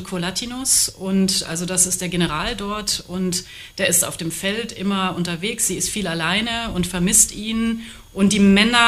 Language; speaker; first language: German; native; German